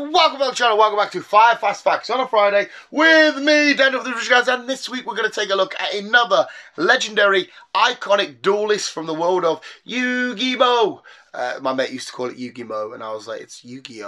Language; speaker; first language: English; native; English